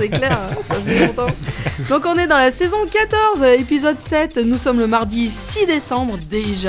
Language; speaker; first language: French; native; French